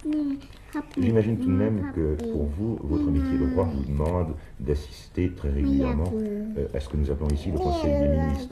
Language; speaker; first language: French; native; French